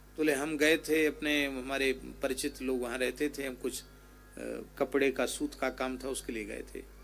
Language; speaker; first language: Hindi; native; Hindi